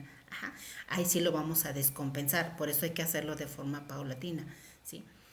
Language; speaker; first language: Spanish; native; Spanish